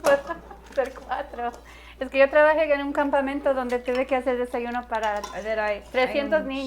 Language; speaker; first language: Spanish; early bilingual, heritage; Spanish